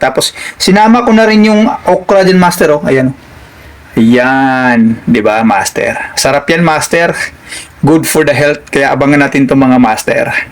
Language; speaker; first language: Filipino; non-native, local second language; Cebuano